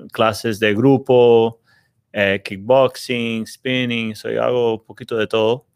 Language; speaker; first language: Spanish; early bilingual, heritage; Spanish